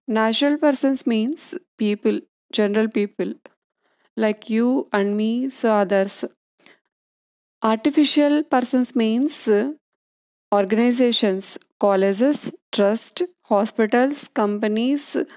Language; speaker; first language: English; non-native, local second language; Telugu